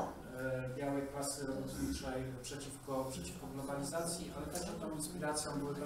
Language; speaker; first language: Polish; native; Polish